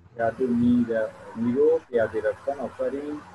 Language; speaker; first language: Persian; non-native, fluent; Urdu